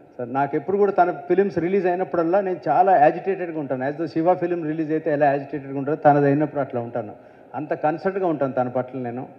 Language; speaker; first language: Telugu; native; Telugu